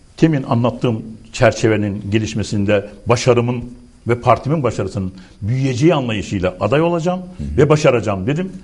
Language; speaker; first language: Turkish; native; Turkish